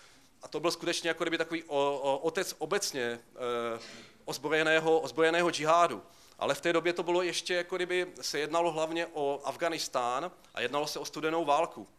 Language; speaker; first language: Czech; native; Czech